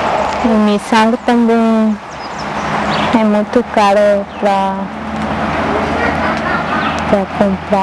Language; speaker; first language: Portuguese; non-native, local second language; Guarani